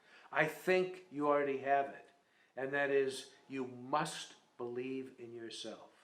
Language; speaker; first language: English; native; English